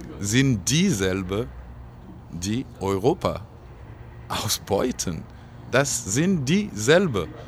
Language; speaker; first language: German; non-native, fluent; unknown